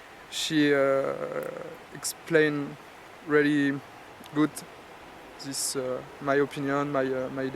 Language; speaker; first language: English; non-native, learner; French